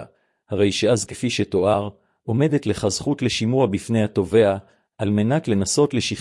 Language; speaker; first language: Hebrew; native; Hebrew